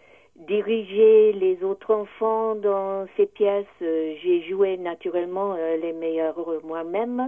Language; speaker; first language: French; non-native, learner; English